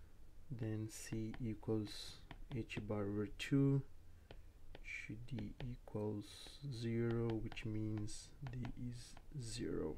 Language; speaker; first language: English; non-native, fluent; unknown